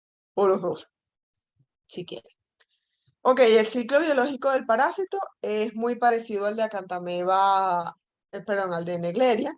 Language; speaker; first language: Spanish; native; Spanish